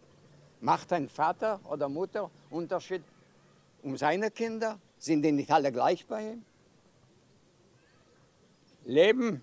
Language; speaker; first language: German; non-native, fluent; Yiddish